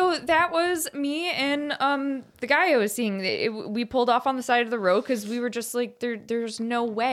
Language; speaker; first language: English; native; English